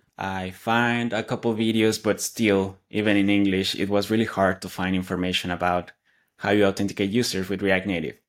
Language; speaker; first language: English; non-native, fluent; Spanish